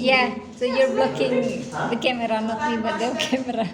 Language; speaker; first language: English; non-native, fluent; Indonesian